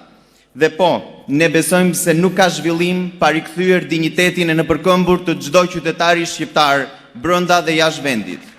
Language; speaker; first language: Albanian; native; Albanian